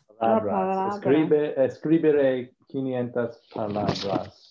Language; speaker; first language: Spanish; non-native, learner; English